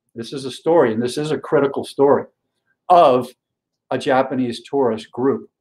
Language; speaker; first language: English; native; English